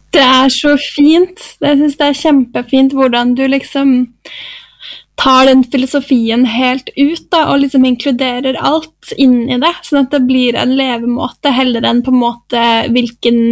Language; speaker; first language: Norwegian; native; Norwegian